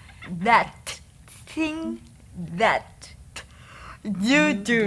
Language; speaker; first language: English; non-native, learner; Vietnamese